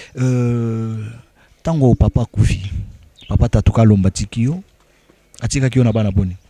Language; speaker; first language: Lingala; native; Lingala